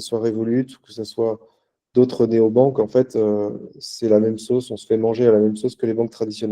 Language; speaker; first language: French; native; French